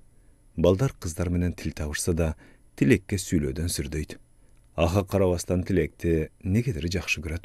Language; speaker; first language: Kyrgyz; native; Kyrgyz